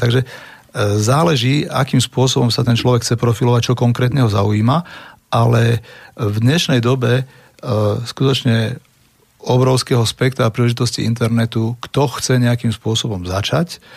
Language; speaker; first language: Slovak; native; Slovak